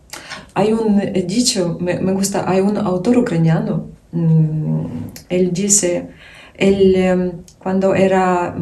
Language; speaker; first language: Spanish; non-native, learner; Ukrainian